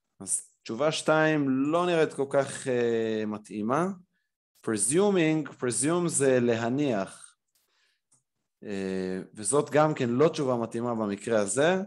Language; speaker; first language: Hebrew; native; Hebrew